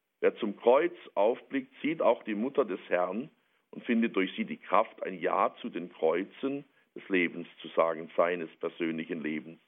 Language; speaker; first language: German; native; German